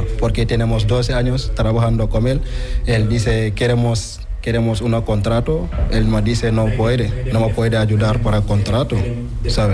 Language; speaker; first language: Spanish; non-native, learner; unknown